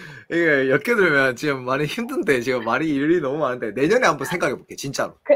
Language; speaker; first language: Korean; native; Korean